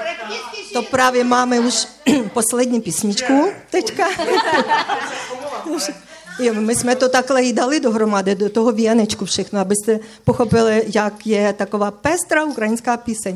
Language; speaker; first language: Czech; non-native, fluent; Ukrainian